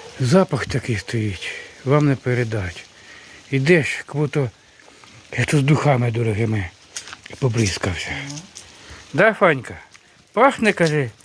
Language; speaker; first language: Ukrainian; native; Ukrainian